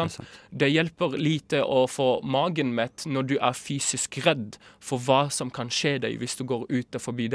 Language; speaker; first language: Norwegian; early bilingual, other home language; Arabic